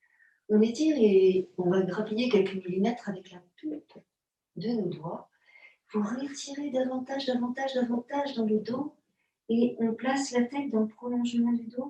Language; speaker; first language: French; native; French